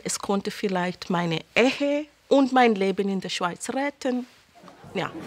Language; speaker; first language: German; non-native, fluent; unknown